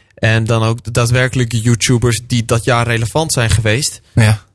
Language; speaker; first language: Dutch; native; Dutch